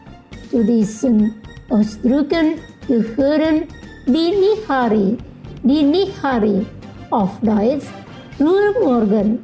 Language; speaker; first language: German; non-native, fluent; Indonesian